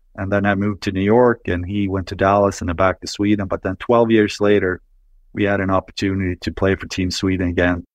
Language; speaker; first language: English; non-native, fluent; Swedish